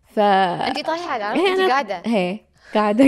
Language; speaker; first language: Arabic; native; Arabic